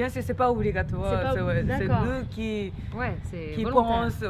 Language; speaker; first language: French; non-native, fluent; Japanese